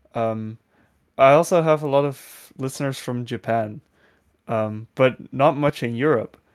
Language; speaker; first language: English; non-native, fluent; Dutch